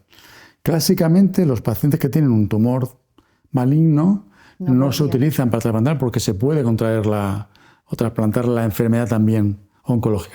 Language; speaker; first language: Spanish; native; Spanish